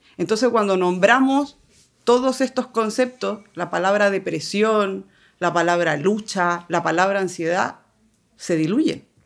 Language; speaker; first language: Spanish; native; Spanish